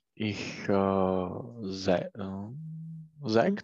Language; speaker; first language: German; non-native, learner; Czech